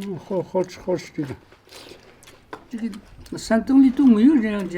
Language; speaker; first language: Chinese; non-native, local second language; Uyghur